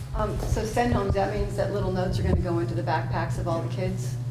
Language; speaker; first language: English; native; English